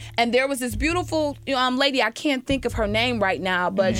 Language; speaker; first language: English; native; English